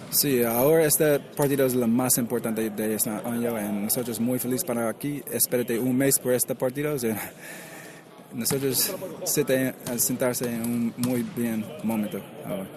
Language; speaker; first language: Spanish; non-native, learner; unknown